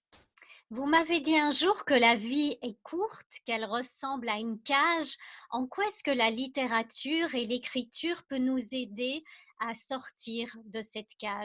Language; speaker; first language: French; native; French